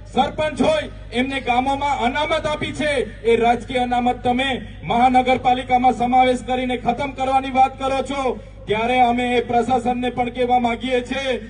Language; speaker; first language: Gujarati; non-native, local second language; Vasavi